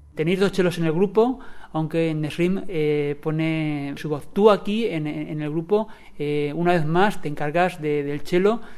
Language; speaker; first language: Spanish; native; Spanish